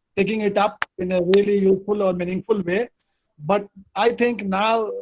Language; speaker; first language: English; non-native, local second language; Hindi